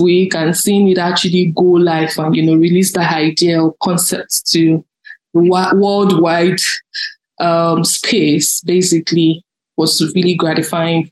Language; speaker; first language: English; non-native, local second language; Yoruba